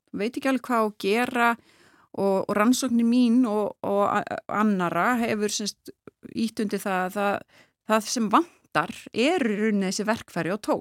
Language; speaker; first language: Icelandic; native; Icelandic